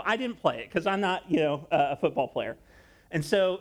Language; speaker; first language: English; native; English